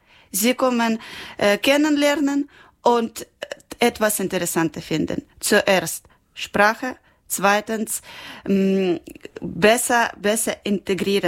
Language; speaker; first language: German; non-native, learner; Ukrainian